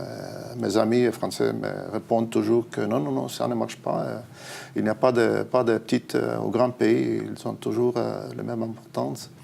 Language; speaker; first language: French; non-native, fluent; Estonian